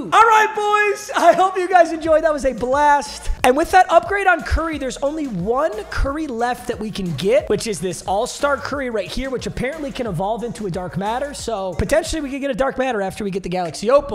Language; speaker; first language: English; native; English